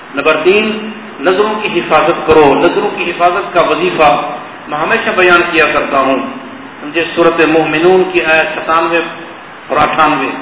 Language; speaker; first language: Urdu; non-native, local second language; Saraiki